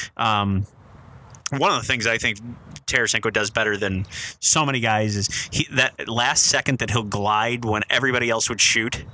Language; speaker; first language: English; native; English